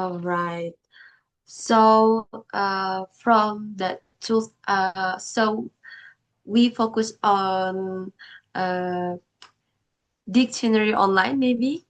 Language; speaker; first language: English; non-native, learner; Indonesian